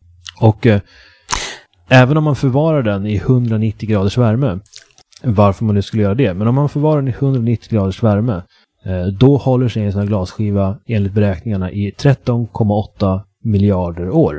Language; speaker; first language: Swedish; native; Swedish